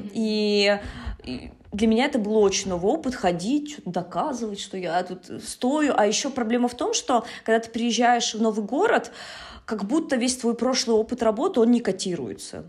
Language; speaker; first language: Russian; native; Russian